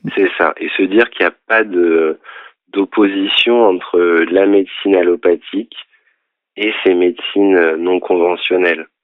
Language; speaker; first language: French; native; French